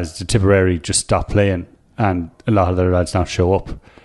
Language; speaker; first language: English; native; English